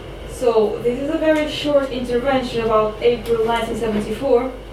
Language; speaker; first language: English; non-native, fluent; Portuguese